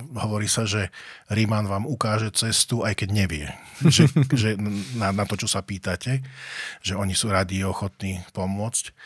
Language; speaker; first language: Slovak; native; Slovak